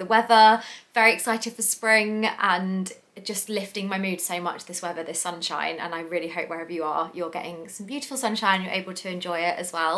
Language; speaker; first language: English; native; English